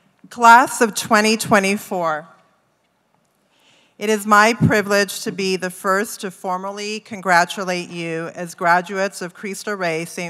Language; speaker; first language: English; early bilingual, other home language; Spanish